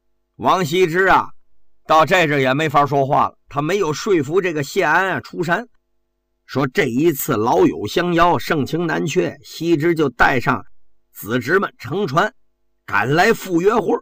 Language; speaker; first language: Chinese; native; Chinese